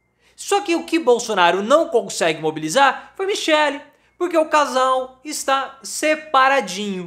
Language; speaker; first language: Portuguese; native; Portuguese